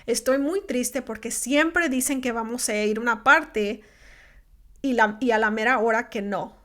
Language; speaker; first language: Spanish; early bilingual, heritage; Spanish